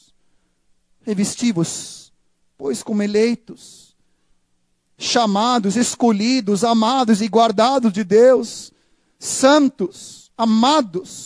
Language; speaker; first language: Portuguese; non-native, fluent; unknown